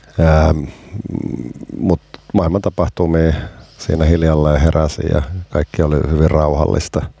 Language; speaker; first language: Finnish; native; Finnish